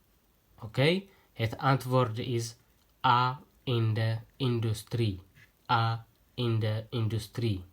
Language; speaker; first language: Dutch; non-native, learner; Tigrinya